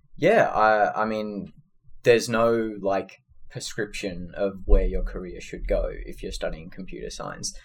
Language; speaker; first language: English; native; English